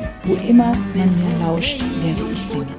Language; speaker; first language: German; non-native, fluent; Haitian Creole